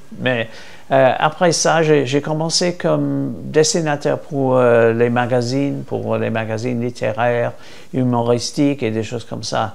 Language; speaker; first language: French; non-native, fluent; English